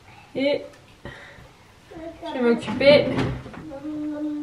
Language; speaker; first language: French; native; French